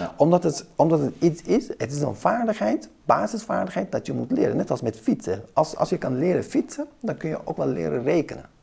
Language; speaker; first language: Dutch; early bilingual, other home language; Kurdish